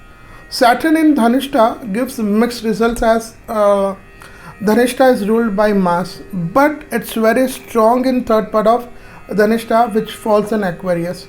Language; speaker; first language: English; non-native, local second language; Hindi